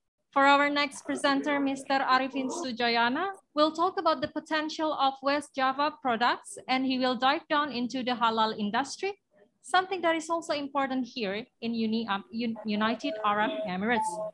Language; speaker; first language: English; non-native, fluent; Indonesian